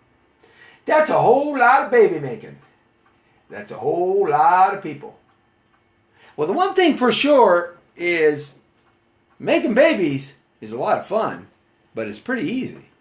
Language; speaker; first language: English; native; English